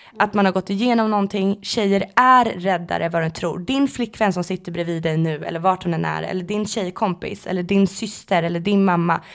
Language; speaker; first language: Swedish; native; Swedish